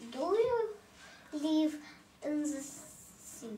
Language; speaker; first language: English; non-native, learner; Russian